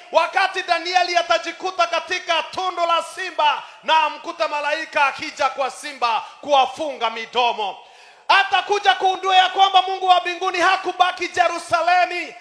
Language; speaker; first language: Swahili; non-native, local second language; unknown